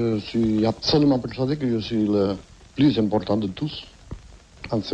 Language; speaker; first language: French; non-native, fluent; Catalan